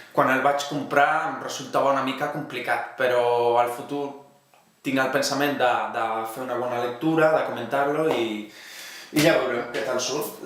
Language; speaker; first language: Catalan; non-native, local second language; Spanish